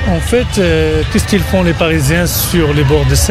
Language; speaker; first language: French; non-native, local second language; Arabic